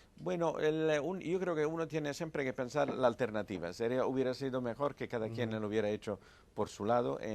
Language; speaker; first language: Spanish; non-native, fluent; Italian